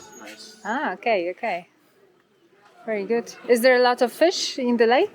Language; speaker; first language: English; non-native, fluent; Polish